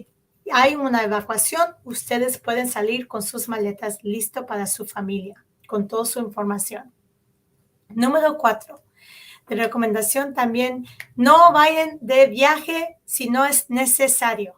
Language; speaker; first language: Spanish; early bilingual, heritage; Spanish